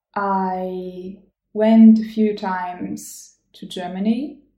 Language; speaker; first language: English; non-native, fluent; German